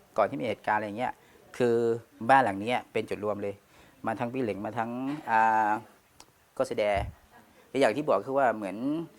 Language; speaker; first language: Thai; non-native, local second language; Pattani Malay